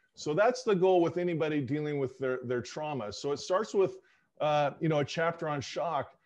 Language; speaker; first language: English; native; English